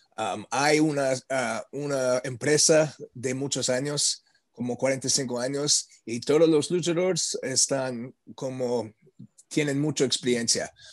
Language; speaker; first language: Spanish; non-native, learner; English